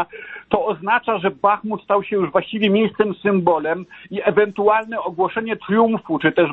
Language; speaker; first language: Polish; native; Polish